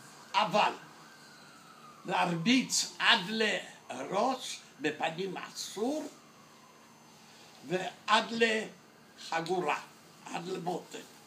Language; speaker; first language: Hebrew; non-native, fluent; Yiddish